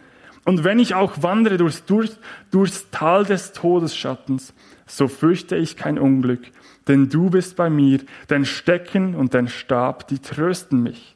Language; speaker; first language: German; native; German